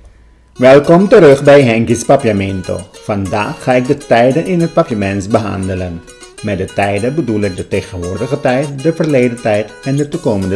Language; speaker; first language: Dutch; non-native, local second language; Papiamento